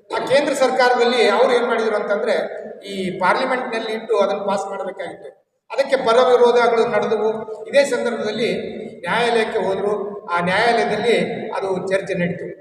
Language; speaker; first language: Kannada; native; Kannada